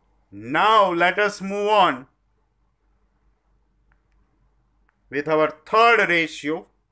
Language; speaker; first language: English; non-native, local second language; Gujarati